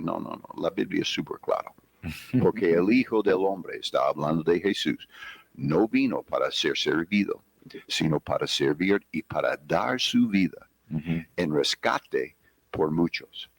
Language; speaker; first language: Spanish; non-native, fluent; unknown